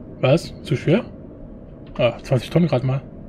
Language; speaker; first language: German; native; German